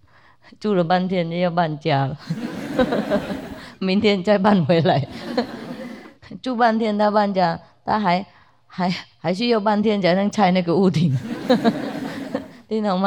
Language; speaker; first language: Chinese; non-native, fluent; Vietnamese